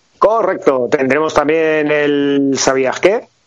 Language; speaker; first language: Spanish; native; Spanish